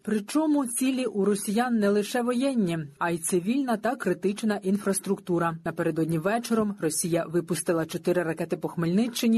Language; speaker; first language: Ukrainian; native; Ukrainian